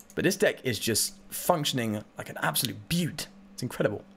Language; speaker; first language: English; native; English